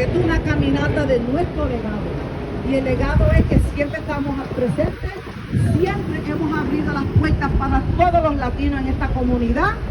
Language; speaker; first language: Spanish; early bilingual, heritage; Spanish